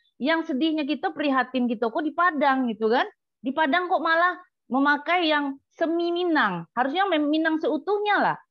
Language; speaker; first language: Indonesian; non-native, local second language; Minangkabau